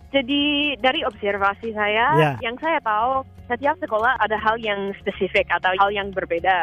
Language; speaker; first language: Indonesian; non-native, fluent; English